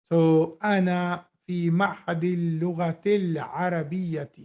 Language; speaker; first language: Arabic; non-native, fluent; Urdu